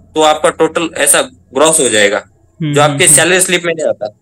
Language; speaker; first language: Hindi; non-native, local second language; Marathi